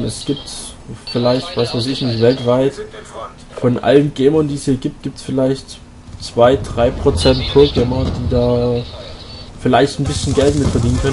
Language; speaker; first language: German; native; German